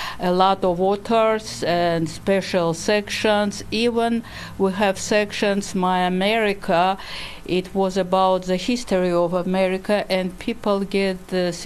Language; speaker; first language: English; non-native, learner; Georgian